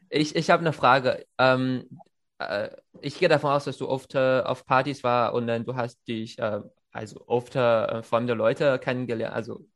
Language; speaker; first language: German; non-native, fluent; Chinese